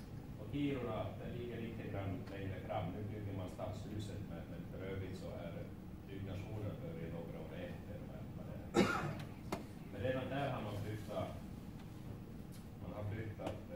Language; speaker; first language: Swedish; non-native, fluent; Finnish